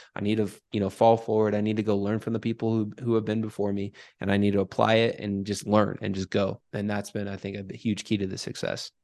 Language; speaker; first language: English; native; English